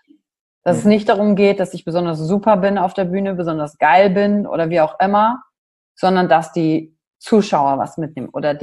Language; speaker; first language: German; native; German